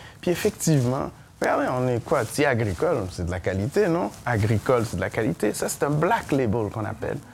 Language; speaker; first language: French; early bilingual, other home language; Haitian Creole